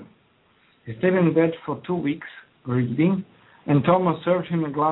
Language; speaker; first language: English; non-native, fluent; Croatian